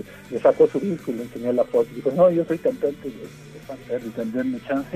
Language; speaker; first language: Spanish; native; Spanish